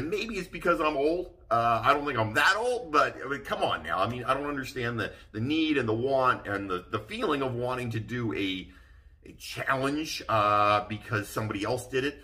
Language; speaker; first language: English; native; English